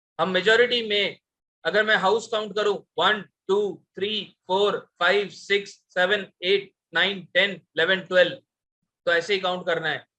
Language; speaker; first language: Hindi; non-native, local second language; Bangla